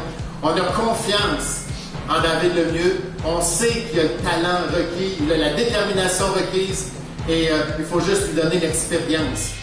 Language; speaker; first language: French; native; French